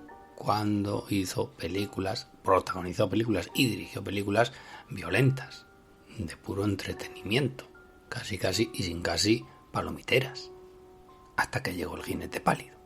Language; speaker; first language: Spanish; native; Spanish